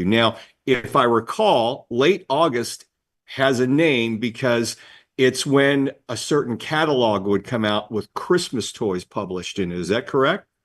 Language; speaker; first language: English; native; English